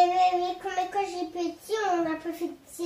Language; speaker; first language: French; early bilingual, other home language; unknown